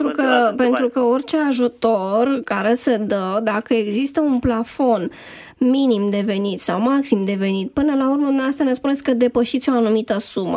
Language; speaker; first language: Romanian; native; Romanian